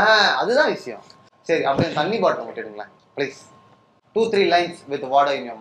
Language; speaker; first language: Tamil; native; Tamil